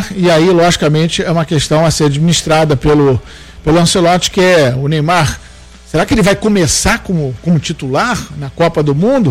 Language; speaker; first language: Portuguese; native; Portuguese